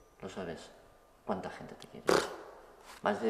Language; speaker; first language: Spanish; native; Spanish